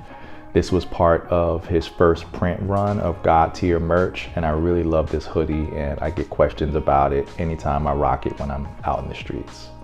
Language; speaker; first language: English; native; English